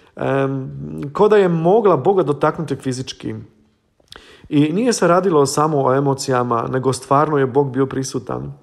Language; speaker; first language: Croatian; non-native, fluent; Polish